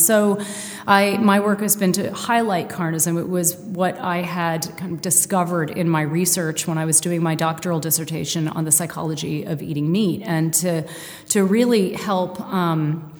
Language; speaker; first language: English; native; English